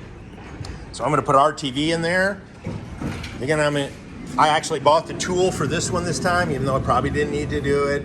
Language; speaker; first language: English; native; English